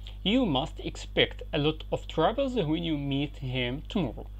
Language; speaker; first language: English; non-native, fluent; Arabic